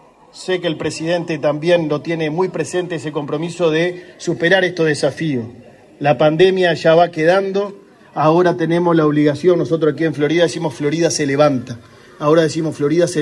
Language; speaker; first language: Spanish; native; Spanish